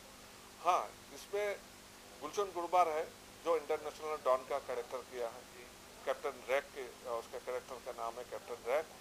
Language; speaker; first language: Hindi; non-native, local second language; Assamese